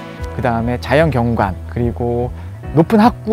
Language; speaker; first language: Korean; native; Korean